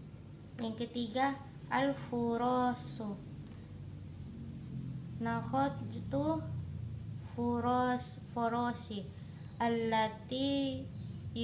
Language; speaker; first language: Arabic; non-native, learner; Indonesian